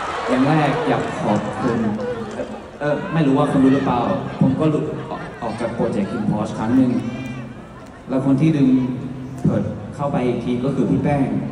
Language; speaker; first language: Thai; early bilingual, heritage; Thai